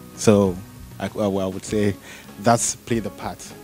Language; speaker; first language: English; non-native, local second language; Ewe